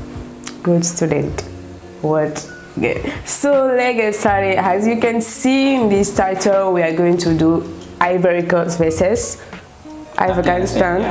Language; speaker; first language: English; non-native, local second language; French